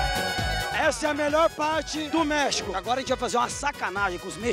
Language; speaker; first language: Portuguese; native; Portuguese